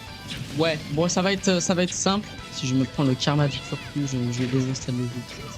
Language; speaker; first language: French; native; French